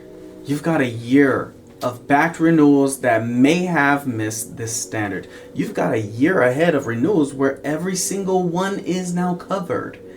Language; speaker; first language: English; native; English